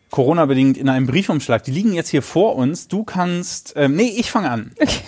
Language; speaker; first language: German; native; German